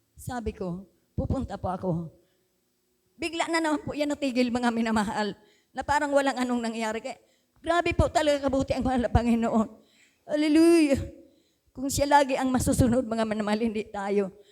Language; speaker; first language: Filipino; non-native, local second language; Bikol